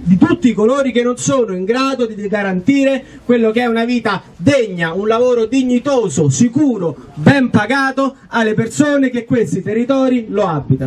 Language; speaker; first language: Italian; native; Italian